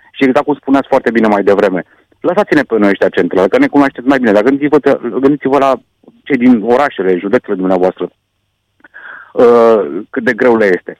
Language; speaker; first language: Romanian; non-native, local second language; Hungarian